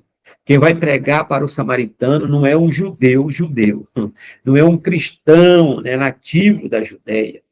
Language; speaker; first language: Portuguese; native; Portuguese